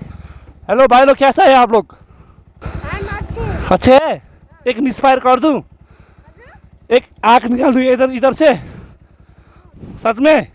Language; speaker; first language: Hindi; non-native, learner; Nepali